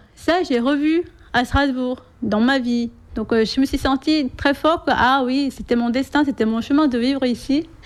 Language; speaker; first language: French; non-native, fluent; Korean